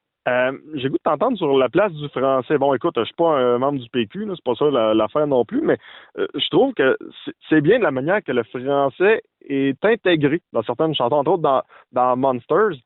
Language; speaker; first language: French; native; French